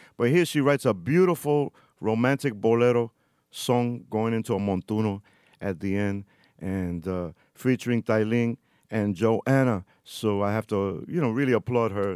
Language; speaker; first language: English; early bilingual, other home language; Spanish